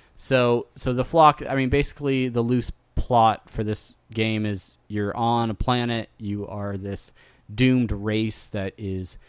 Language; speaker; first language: English; native; English